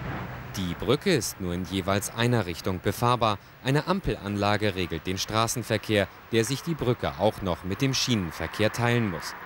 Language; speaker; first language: German; native; German